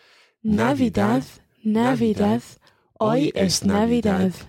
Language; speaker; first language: Spanish; non-native, learner; English